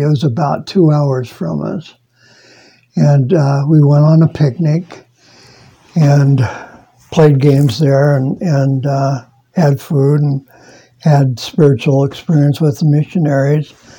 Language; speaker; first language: English; native; English